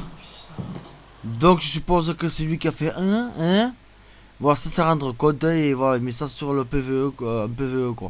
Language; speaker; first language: French; native; French